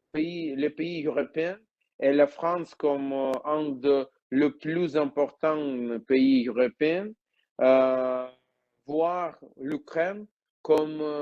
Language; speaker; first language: French; non-native, learner; Ukrainian